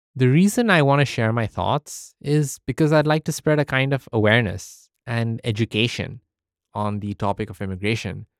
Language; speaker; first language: English; early bilingual, other home language; Arabic